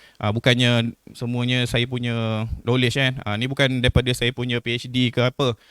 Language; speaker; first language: Malay; native; Malay